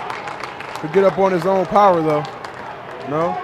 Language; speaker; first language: English; native; English